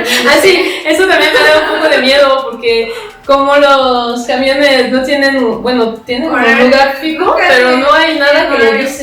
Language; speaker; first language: Spanish; non-native, fluent; French